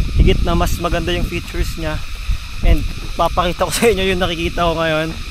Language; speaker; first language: Filipino; native; Filipino